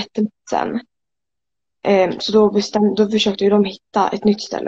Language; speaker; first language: Swedish; native; Swedish